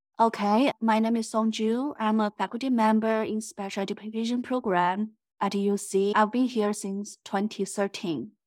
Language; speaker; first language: English; non-native, fluent; Chinese